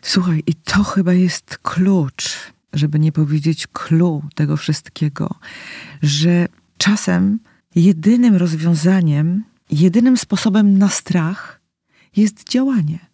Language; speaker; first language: Polish; native; Polish